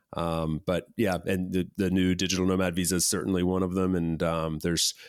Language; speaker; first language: English; native; English